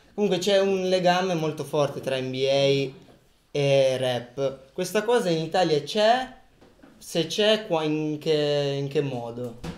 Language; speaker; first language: Italian; native; Italian